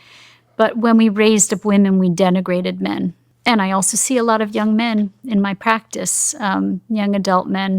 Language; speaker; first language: English; native; English